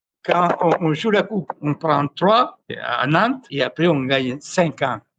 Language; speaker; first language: French; non-native, fluent; Spanish